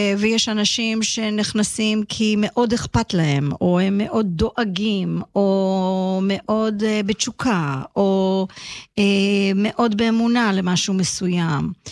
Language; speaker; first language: Hebrew; early bilingual, heritage; Hebrew